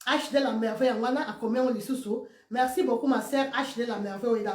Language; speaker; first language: French; non-native, local second language; Lingala